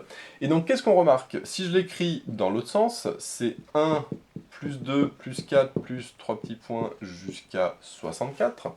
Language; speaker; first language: French; native; French